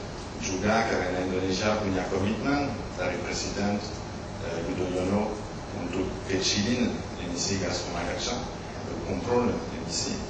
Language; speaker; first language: Indonesian; non-native, learner; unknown